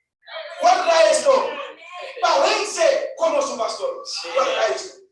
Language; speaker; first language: Spanish; non-native, fluent; Haitian Creole